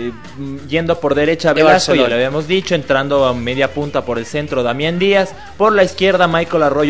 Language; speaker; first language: Spanish; native; Spanish